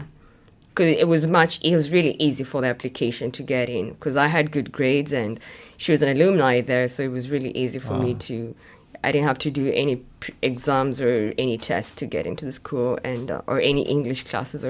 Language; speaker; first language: English; non-native, local second language; Kamba